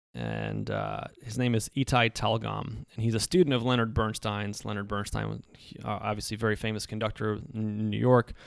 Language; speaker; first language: English; early bilingual, other home language; Polish